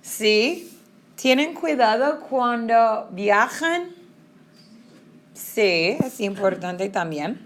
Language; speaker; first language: Spanish; non-native, fluent; English